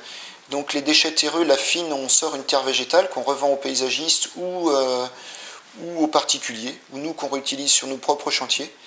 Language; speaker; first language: French; native; French